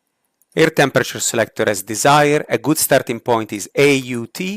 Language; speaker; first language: English; non-native, fluent; Italian